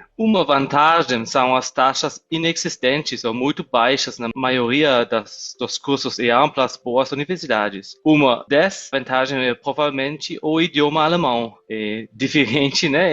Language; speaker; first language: Portuguese; non-native, fluent; German